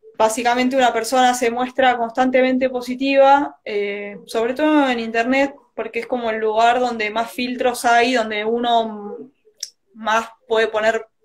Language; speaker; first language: Spanish; native; Spanish